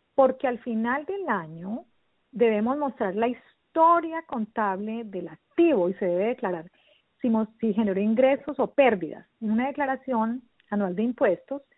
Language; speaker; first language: Spanish; native; Spanish